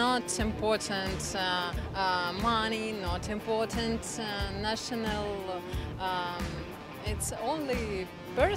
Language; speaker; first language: English; non-native, learner; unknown